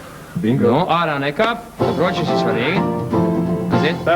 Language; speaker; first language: Latvian; native; Latvian